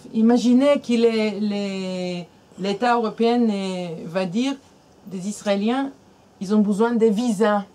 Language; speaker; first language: French; non-native, fluent; Hebrew